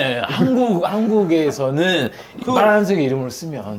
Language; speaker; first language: Korean; early bilingual, other home language; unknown